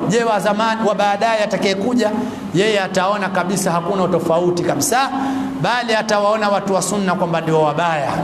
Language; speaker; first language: Swahili; native; Swahili